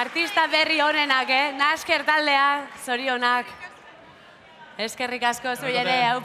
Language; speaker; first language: Basque; native; Basque